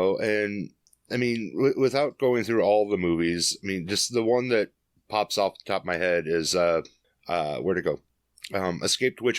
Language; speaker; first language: English; native; English